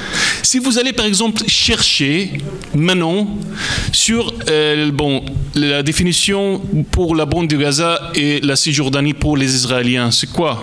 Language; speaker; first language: French; non-native, fluent; Arabic